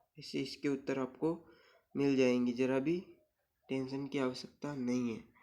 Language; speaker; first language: Hindi; native; Hindi